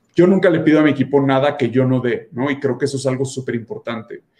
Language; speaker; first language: Spanish; native; Spanish